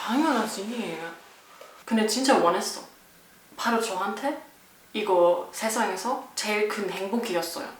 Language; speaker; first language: Korean; non-native, learner; German